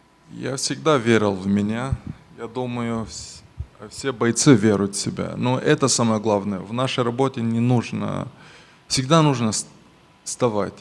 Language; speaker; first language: Russian; non-native, local second language; Romanian